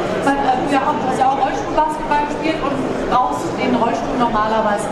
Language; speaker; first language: German; native; German